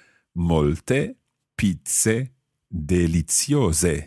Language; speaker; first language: Italian; non-native, fluent; English